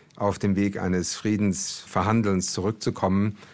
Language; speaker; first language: German; early bilingual, other home language; Portuguese